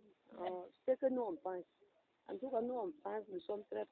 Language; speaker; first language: French; non-native, learner; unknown